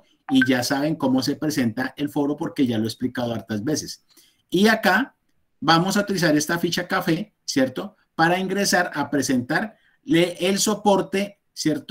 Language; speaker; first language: Spanish; native; Spanish